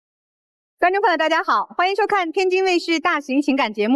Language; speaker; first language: Chinese; native; Chinese